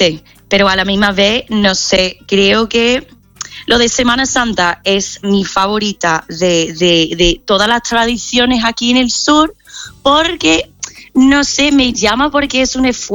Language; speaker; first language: Spanish; non-native, fluent; English